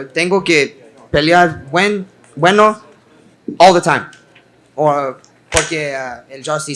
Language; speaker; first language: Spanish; early bilingual, heritage; English